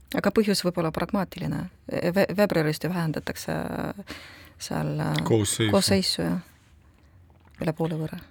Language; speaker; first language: Estonian; non-native, local second language; Russian